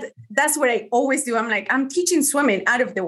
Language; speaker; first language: English; non-native, fluent; Spanish